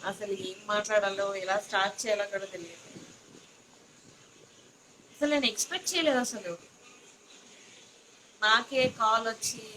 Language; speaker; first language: Telugu; native; Telugu